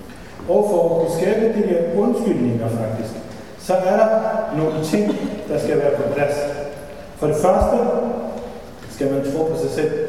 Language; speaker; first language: Danish; non-native, fluent; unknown